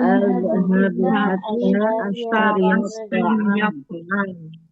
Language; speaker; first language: Arabic; non-native, learner; Indonesian